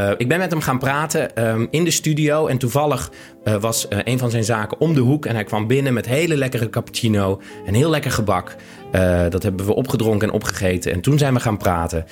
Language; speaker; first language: Dutch; native; Dutch